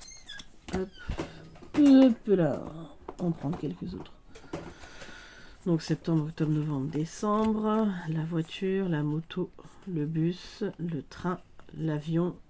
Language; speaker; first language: French; native; French